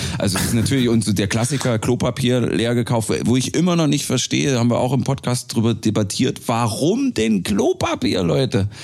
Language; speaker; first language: German; native; German